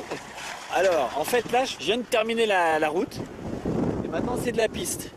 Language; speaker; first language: French; native; French